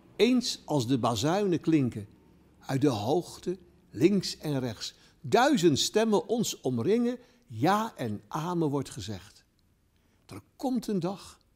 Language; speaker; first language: Dutch; native; Dutch